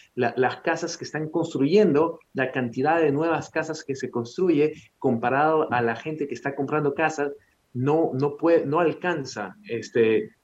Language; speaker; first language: Spanish; early bilingual, heritage; Spanish